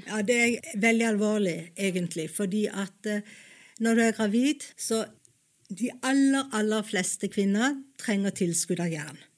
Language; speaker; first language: Norwegian; native; Norwegian